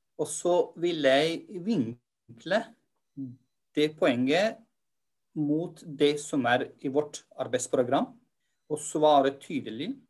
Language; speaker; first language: Norwegian; non-native, fluent; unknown